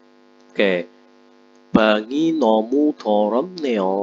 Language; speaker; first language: Korean; non-native, fluent; Indonesian